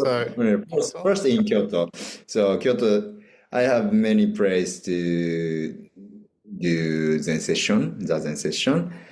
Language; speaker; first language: English; non-native, learner; Japanese